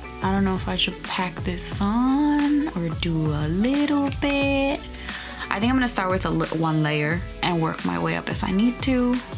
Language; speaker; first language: English; early bilingual, other home language; Spanish